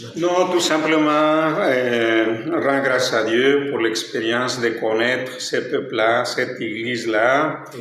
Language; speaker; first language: French; non-native, fluent; Spanish